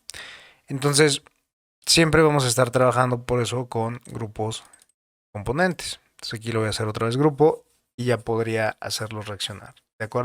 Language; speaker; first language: Spanish; native; Spanish